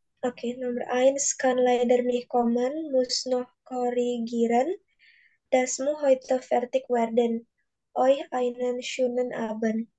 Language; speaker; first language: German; non-native, learner; Indonesian